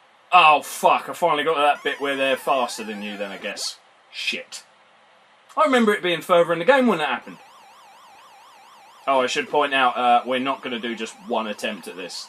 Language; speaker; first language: English; native; English